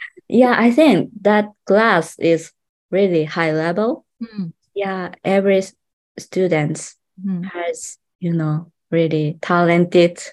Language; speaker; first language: English; non-native, learner; Japanese